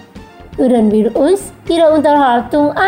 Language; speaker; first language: German; non-native, fluent; Indonesian